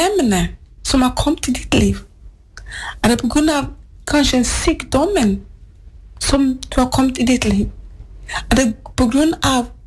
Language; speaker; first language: Norwegian; non-native, fluent; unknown